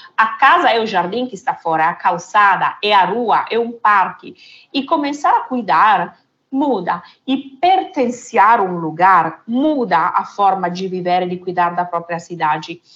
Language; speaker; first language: Portuguese; non-native, fluent; Italian